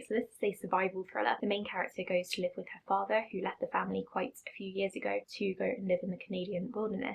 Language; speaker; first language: English; native; English